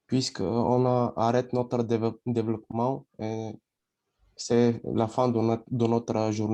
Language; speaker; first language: French; non-native, learner; Bulgarian